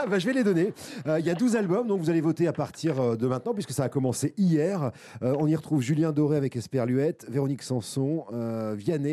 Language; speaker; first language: French; native; French